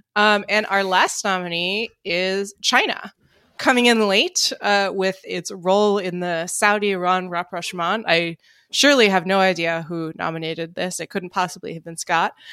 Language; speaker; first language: English; native; English